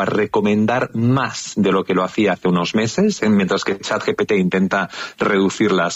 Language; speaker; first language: Spanish; native; Spanish